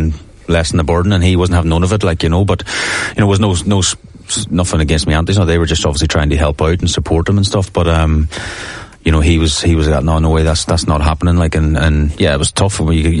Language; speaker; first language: English; native; English